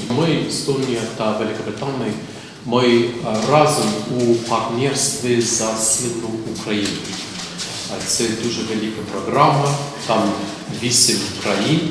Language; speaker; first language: Ukrainian; non-native, learner; English